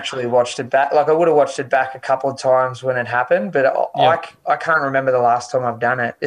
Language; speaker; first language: English; native; English